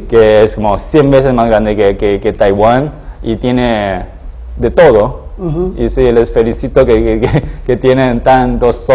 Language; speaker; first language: Spanish; non-native, fluent; Chinese